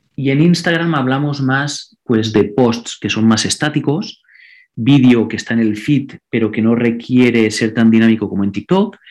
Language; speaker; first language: Spanish; non-native, local second language; Catalan